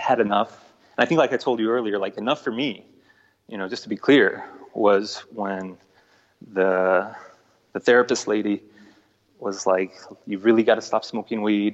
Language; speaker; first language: English; native; English